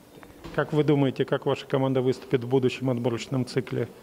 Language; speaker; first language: Russian; native; Russian